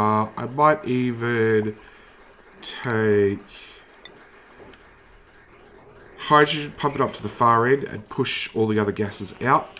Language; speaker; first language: English; native; English